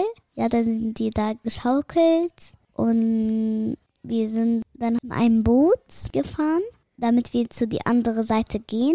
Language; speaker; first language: German; early bilingual, other home language; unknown